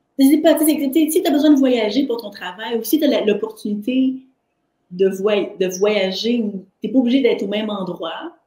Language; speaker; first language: French; native; French